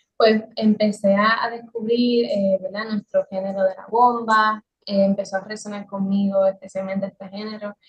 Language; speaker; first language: Spanish; native; Spanish